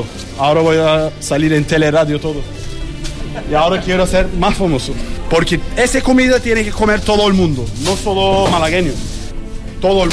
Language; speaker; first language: Spanish; non-native, learner; Turkish